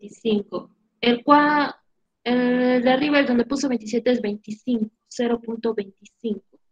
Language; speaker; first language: Spanish; native; Spanish